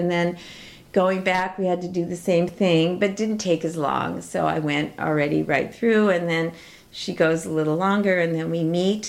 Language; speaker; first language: English; native; English